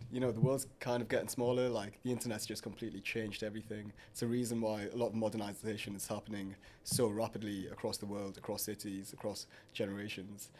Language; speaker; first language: English; early bilingual, other home language; Hindi